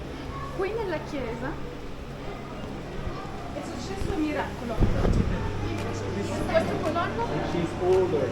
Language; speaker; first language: Italian; non-native, learner; Arabic